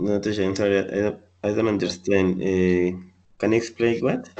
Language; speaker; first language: English; non-native, learner; Spanish